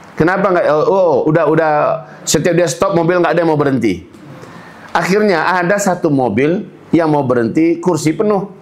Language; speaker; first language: Malay; non-native, local second language; Minangkabau